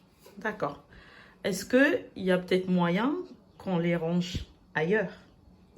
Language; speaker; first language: French; native; French